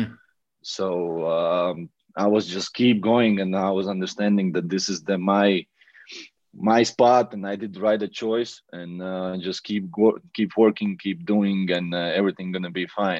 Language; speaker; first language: English; non-native, fluent; Latvian